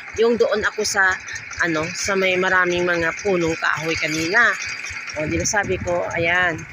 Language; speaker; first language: Filipino; non-native, local second language; Hiligaynon